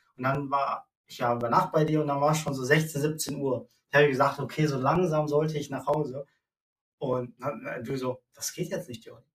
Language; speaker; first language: German; native; German